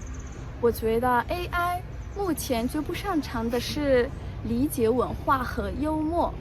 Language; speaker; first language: Chinese; non-native, fluent; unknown